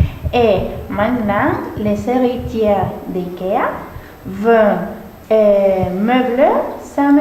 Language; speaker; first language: French; non-native, learner; Spanish